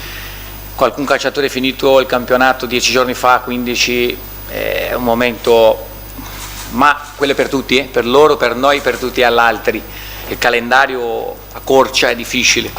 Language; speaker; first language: Italian; non-native, fluent; Portuguese